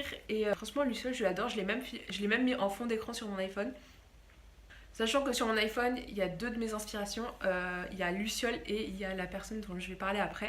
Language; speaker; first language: French; native; French